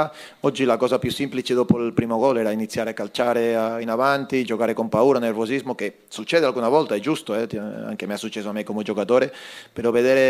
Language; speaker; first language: Italian; non-native, fluent; Spanish